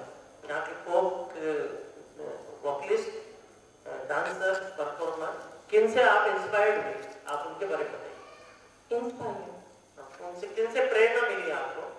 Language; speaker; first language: Hindi; native; Hindi